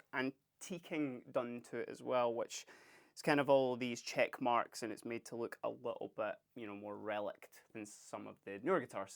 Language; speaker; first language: English; native; English